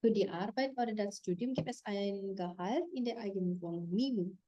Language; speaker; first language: German; non-native, fluent; Indonesian